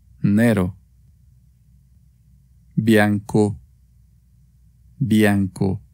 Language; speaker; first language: Italian; non-native, fluent; Spanish